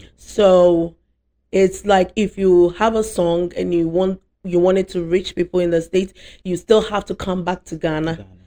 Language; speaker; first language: English; non-native, local second language; Akan